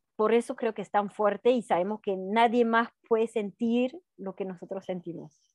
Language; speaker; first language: Spanish; non-native, fluent; French